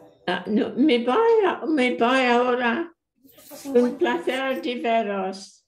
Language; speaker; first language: Spanish; non-native, fluent; English